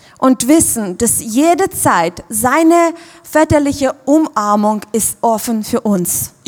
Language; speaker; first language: German; non-native, fluent; Russian